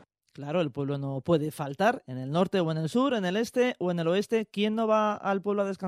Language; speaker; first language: Spanish; native; Spanish